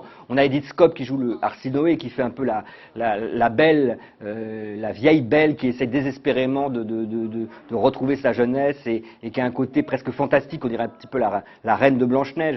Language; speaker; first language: French; native; French